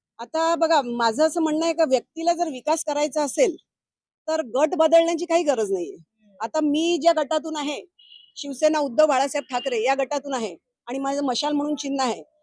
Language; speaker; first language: Marathi; native; Marathi